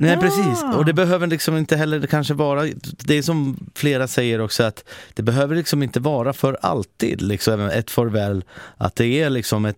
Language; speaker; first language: Swedish; native; Swedish